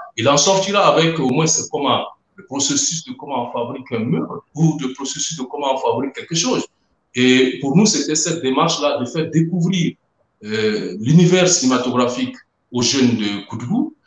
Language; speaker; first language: French; non-native, local second language; Mossi